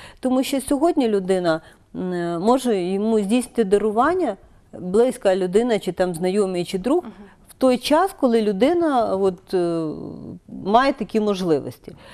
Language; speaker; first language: Ukrainian; native; Ukrainian